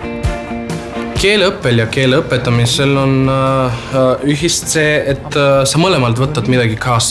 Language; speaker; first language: Estonian; non-native, fluent; Macedonian